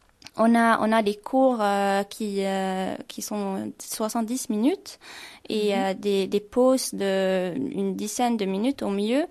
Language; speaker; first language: French; non-native, fluent; Swedish